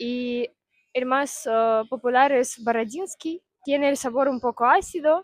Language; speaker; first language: Spanish; non-native, fluent; Russian